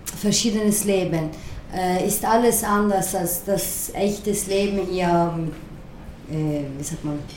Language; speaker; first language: German; non-native, learner; Italian